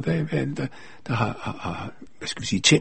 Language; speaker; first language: Danish; native; Danish